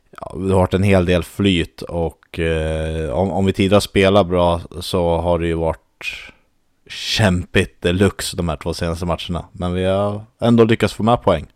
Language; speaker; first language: Swedish; native; Swedish